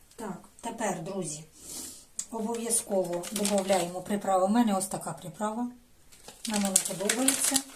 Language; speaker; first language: Ukrainian; non-native, local second language; Russian